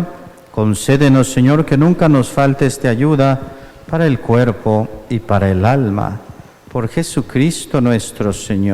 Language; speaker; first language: Spanish; native; Spanish